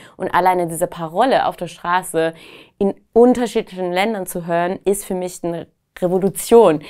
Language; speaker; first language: German; non-native, fluent; Persian